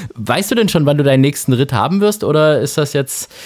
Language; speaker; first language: German; native; German